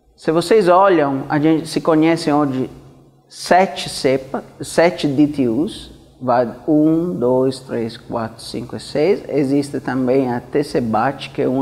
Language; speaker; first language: Portuguese; non-native, fluent; Italian